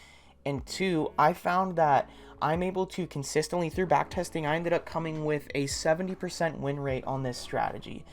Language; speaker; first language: English; native; English